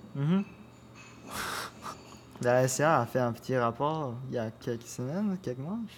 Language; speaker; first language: French; non-native, learner; Spanish